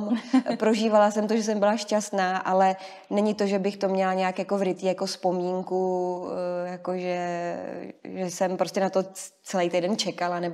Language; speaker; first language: Czech; native; Czech